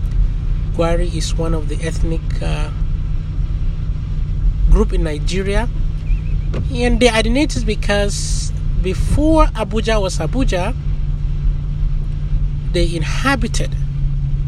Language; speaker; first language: English; non-native, local second language; Hausa